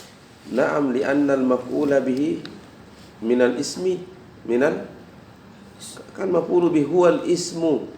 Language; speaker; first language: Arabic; non-native, fluent; Indonesian